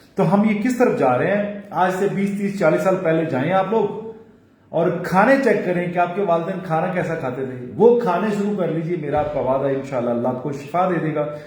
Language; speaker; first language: Urdu; non-native, local second language; Punjabi